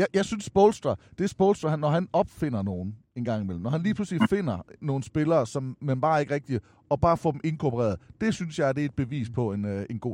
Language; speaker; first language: Danish; native; Danish